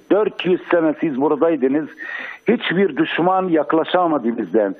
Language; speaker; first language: Turkish; non-native, fluent; Arabic